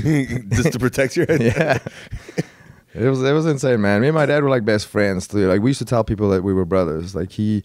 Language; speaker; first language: English; native; English